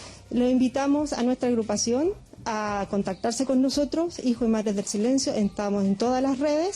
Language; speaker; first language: Spanish; native; Spanish